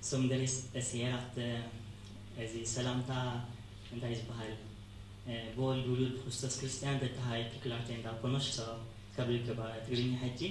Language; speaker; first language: Norwegian; non-native, fluent; Tigrinya